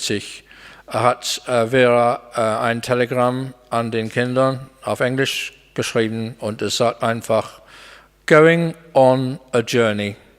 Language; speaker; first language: German; non-native, fluent; English